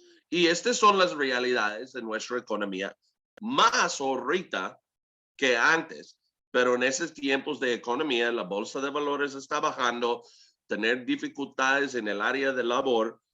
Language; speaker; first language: Spanish; early bilingual, heritage; English